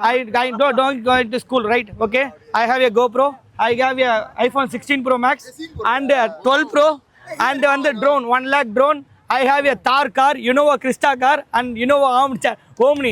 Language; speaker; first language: English; non-native, local second language; Tamil